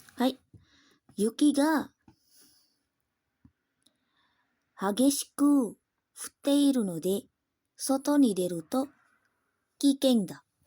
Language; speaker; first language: Japanese; non-native, learner; Indonesian